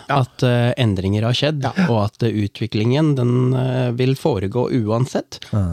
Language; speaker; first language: Norwegian; early bilingual, other home language; Tamil